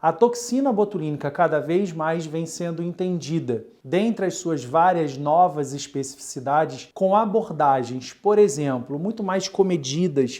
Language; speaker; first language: Portuguese; native; Portuguese